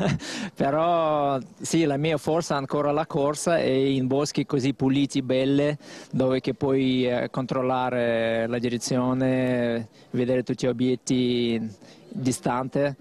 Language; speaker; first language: Italian; non-native, fluent; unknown